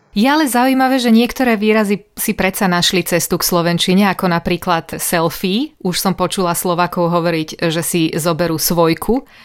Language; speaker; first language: Slovak; native; Slovak